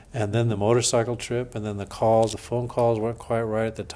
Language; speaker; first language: English; native; English